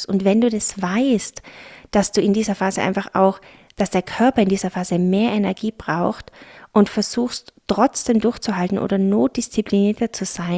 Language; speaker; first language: German; native; German